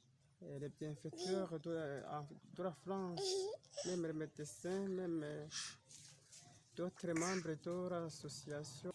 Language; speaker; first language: French; non-native, local second language; Rundi